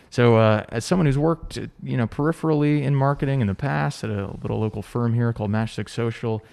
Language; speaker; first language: English; native; English